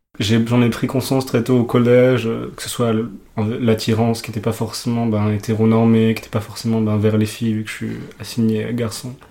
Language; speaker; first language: French; early bilingual, other home language; Urdu